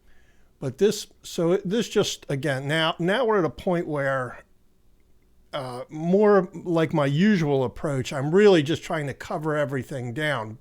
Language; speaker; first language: English; native; English